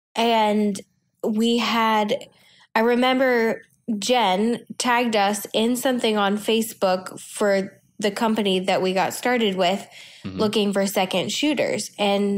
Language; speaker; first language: English; native; English